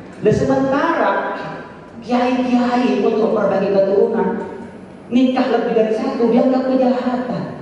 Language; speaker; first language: Indonesian; non-native, local second language; Madurese